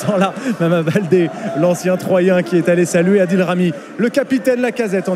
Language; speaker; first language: French; native; French